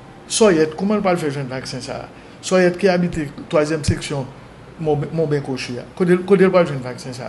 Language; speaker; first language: French; non-native, local second language; Haitian Creole